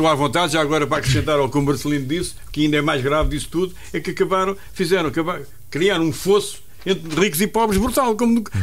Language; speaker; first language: Portuguese; native; Portuguese